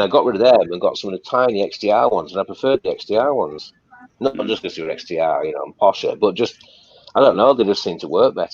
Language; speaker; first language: English; native; English